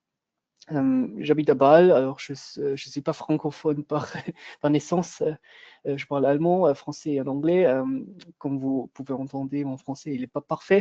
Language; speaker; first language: French; non-native, local second language; German